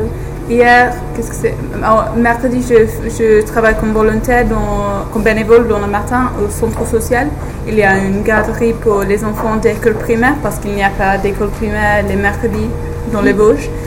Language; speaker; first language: French; non-native, fluent; English